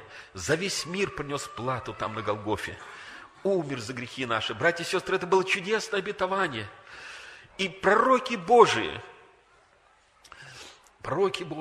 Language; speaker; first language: Russian; native; Russian